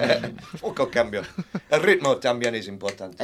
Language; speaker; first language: Spanish; non-native, learner; English